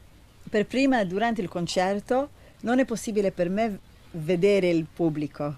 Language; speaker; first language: Italian; non-native, learner; Hebrew